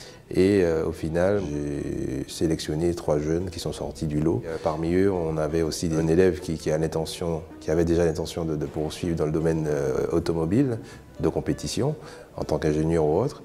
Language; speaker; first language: French; native; French